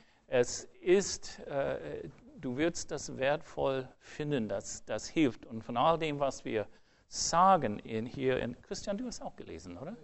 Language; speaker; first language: German; non-native, fluent; English